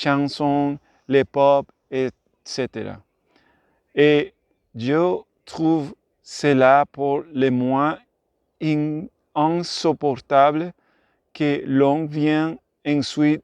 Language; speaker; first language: French; non-native, learner; Spanish